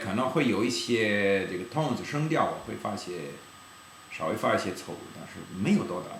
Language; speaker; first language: Chinese; non-native, fluent; English